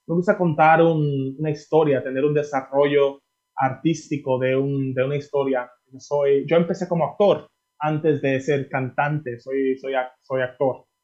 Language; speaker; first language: Spanish; early bilingual, heritage; Spanish